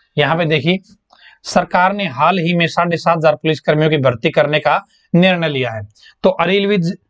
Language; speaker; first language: Hindi; native; Hindi